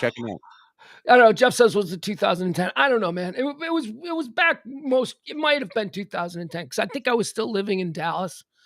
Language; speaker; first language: English; native; English